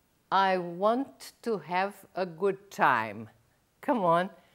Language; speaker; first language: English; non-native, fluent; Portuguese